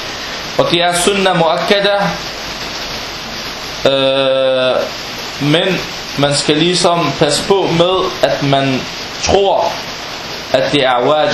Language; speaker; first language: Danish; non-native, fluent; Arabic